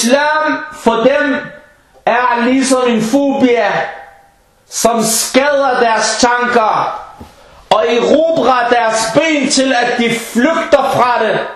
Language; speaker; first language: Danish; non-native, fluent; Arabic